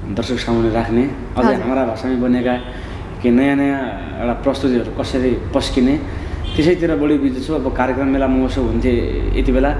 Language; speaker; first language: Nepali; native; Nepali